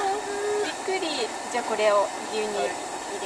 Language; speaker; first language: Japanese; native; Japanese